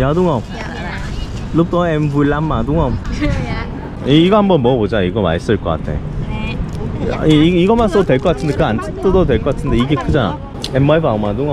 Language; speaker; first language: Korean; native; Korean